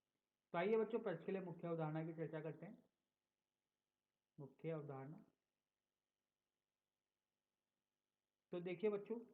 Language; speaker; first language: Hindi; native; Hindi